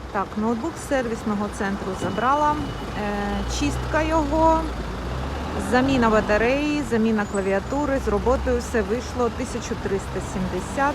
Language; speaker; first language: Ukrainian; native; Ukrainian